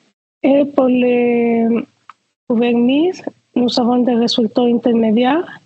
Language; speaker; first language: French; non-native, fluent; Spanish